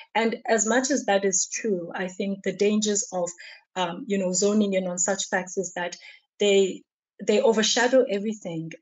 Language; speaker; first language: English; non-native, local second language; Xhosa